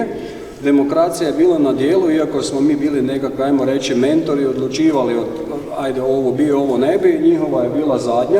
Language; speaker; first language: Croatian; native; Croatian